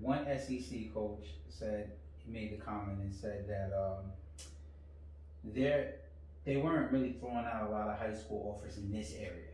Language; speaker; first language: English; native; English